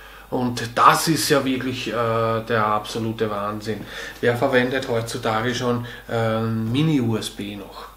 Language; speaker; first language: German; native; German